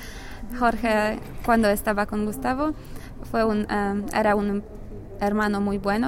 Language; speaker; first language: Spanish; non-native, learner; English